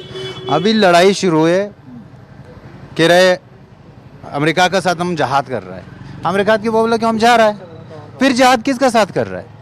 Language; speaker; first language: Hindi; non-native, learner; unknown